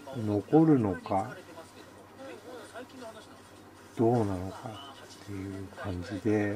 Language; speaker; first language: Japanese; native; Japanese